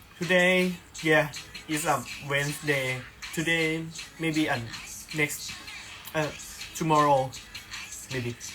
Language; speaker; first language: English; non-native, learner; Thai